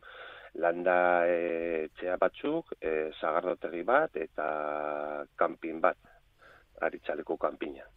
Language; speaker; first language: Basque; non-native, local second language; Spanish